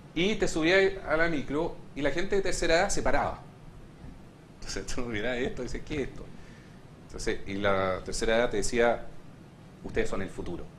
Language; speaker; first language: Spanish; non-native, fluent; Hungarian